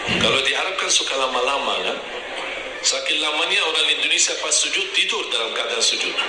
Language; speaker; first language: Indonesian; non-native, fluent; Arabic